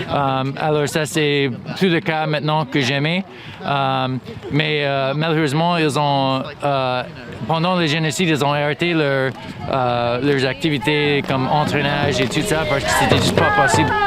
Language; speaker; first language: French; non-native, local second language; English